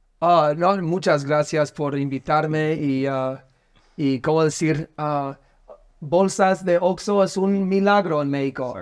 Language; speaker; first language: Spanish; non-native, learner; English